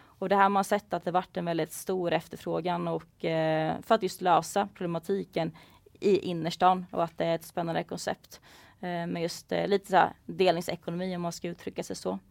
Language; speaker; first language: Swedish; native; Swedish